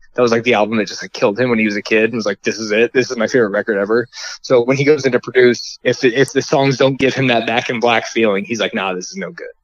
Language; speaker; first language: English; native; English